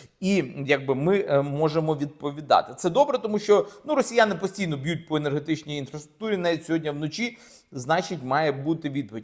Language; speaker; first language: Ukrainian; native; Ukrainian